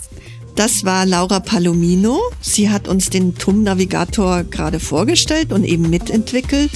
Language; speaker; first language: German; native; German